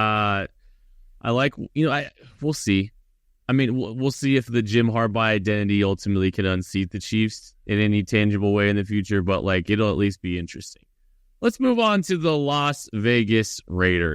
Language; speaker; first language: English; native; English